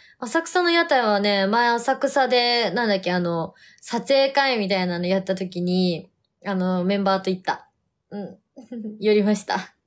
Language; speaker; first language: Japanese; native; Japanese